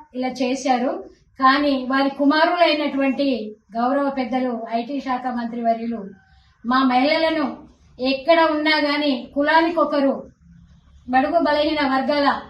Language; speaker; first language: Telugu; non-native, local second language; Lambadi